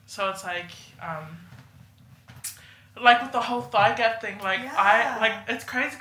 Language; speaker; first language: English; native; English